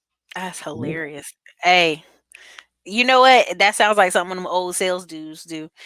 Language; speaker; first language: English; native; English